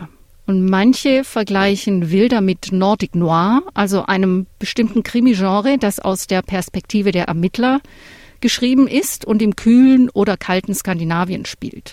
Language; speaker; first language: German; native; German